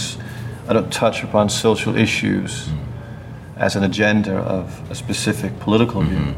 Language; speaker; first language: English; early bilingual, other home language; Danish